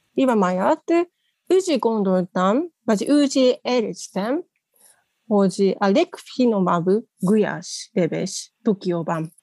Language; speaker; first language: Hungarian; non-native, learner; Japanese